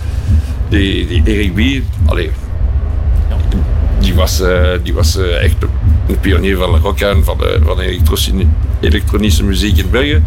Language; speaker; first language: Dutch; non-native, local second language; French